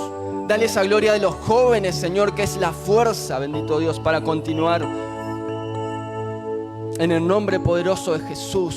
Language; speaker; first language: Spanish; native; Spanish